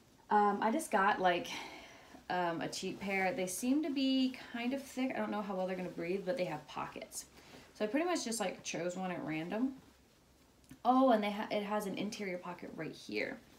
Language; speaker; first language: English; native; English